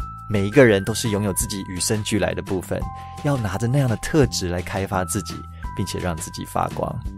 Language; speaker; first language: Chinese; early bilingual, other home language; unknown